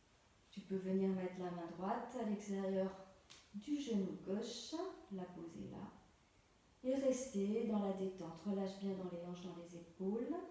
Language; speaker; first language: French; native; French